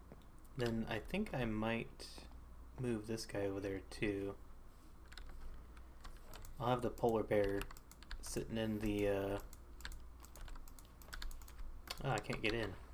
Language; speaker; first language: English; native; English